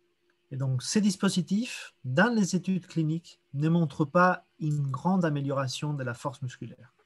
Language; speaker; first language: French; native; French